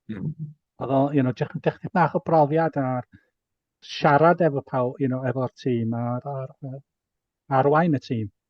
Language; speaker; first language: Welsh; native; Welsh